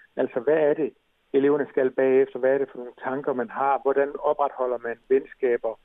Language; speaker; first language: Danish; native; Danish